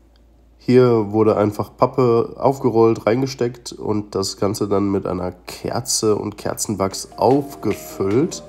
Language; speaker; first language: German; native; German